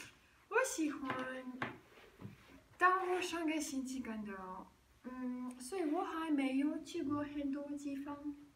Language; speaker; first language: Chinese; non-native, learner; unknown